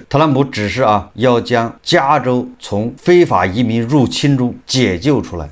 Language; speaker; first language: Chinese; native; Chinese